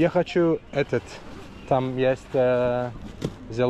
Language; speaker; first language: Russian; non-native, learner; Azerbaijani